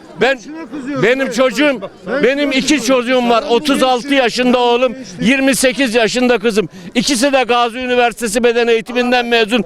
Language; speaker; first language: Turkish; native; Turkish